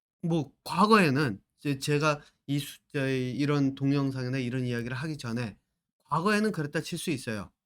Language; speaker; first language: Korean; native; Korean